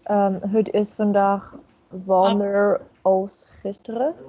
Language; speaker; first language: Dutch; non-native, learner; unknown